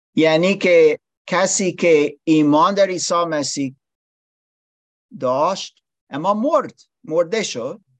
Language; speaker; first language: Persian; non-native, learner; English